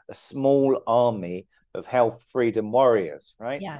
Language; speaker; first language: English; native; English